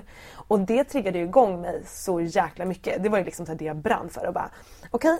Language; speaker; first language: Swedish; native; Swedish